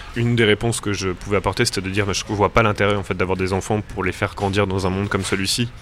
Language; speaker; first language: French; native; French